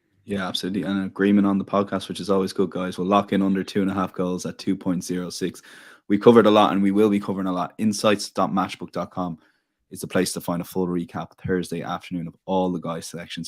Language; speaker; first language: English; native; English